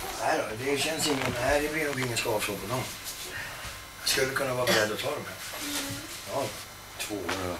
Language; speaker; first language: Swedish; native; Swedish